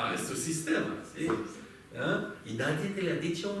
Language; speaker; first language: Spanish; non-native, fluent; French